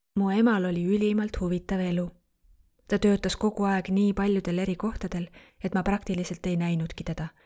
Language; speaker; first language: Estonian; non-native, fluent; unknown